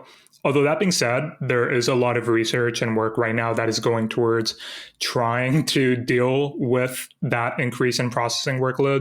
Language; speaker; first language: English; native; English